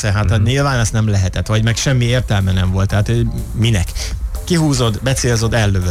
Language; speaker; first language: Hungarian; native; Hungarian